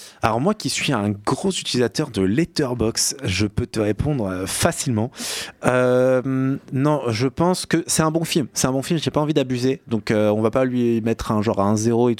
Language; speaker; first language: French; native; French